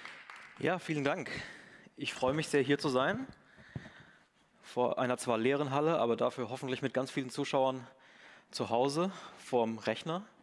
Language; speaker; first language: German; native; German